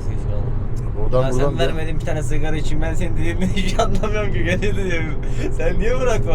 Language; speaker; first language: Turkish; native; Turkish